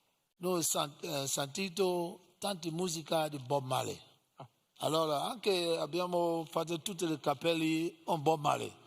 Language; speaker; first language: Italian; non-native, learner; English